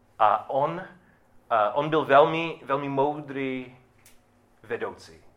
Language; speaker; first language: Czech; non-native, learner; English